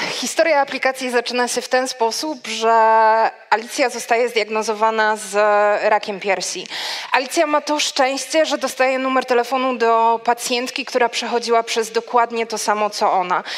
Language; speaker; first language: Polish; native; Polish